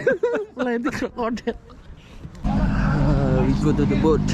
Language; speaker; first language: English; non-native, learner; Javanese